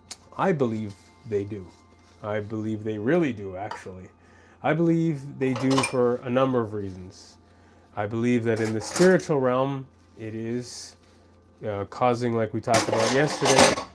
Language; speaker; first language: English; native; English